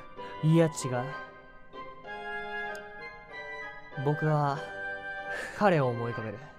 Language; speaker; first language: Japanese; native; Japanese